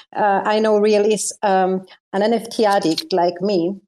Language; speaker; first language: English; non-native, fluent; Greek